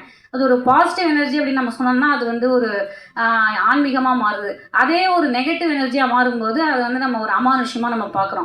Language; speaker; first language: Tamil; native; Tamil